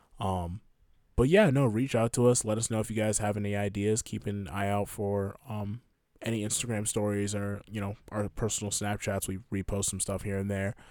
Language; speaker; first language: English; native; English